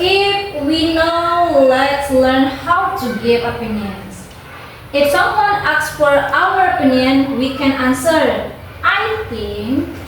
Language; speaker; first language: English; non-native, local second language; Indonesian